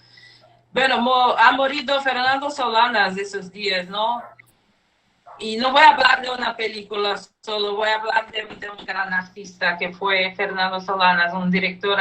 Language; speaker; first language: Spanish; non-native, fluent; Portuguese